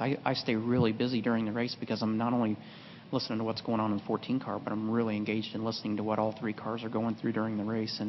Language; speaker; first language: English; native; English